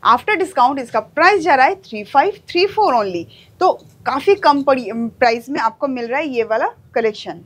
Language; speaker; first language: Hindi; non-native, local second language; Bangla